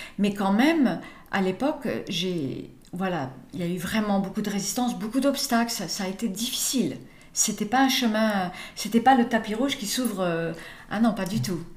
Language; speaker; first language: French; early bilingual, other home language; English